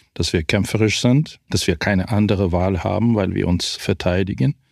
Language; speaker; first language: German; non-native, fluent; Ukrainian